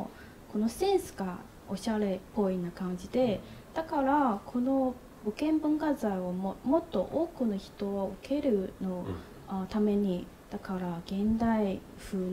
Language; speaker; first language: Japanese; non-native, learner; Chinese